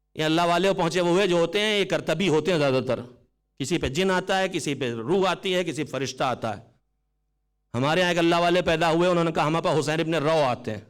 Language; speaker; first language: Urdu; native; Urdu